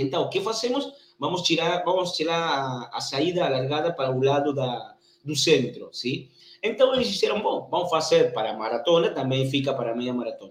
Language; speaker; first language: Portuguese; non-native, learner; Spanish